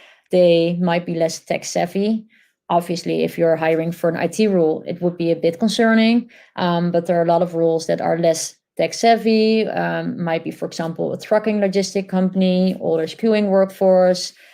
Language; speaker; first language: English; non-native, fluent; Dutch